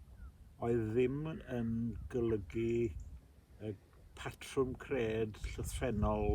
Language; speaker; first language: Welsh; native; Welsh